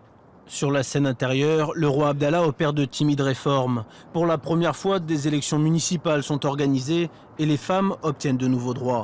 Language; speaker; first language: French; native; French